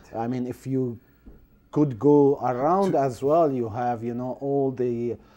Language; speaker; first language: English; non-native, fluent; Arabic